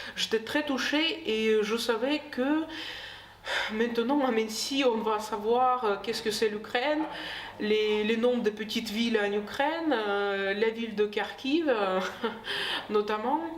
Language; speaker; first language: French; non-native, fluent; Ukrainian